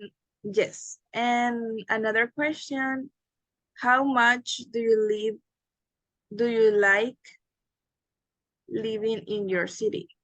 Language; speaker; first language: English; non-native, learner; Spanish